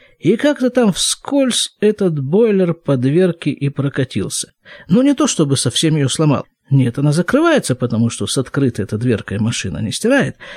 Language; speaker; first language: Russian; native; Russian